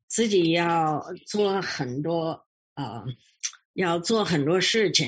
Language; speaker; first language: Chinese; early bilingual, heritage; English